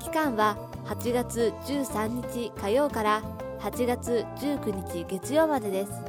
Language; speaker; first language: Japanese; native; Japanese